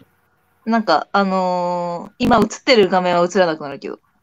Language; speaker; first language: Japanese; native; Japanese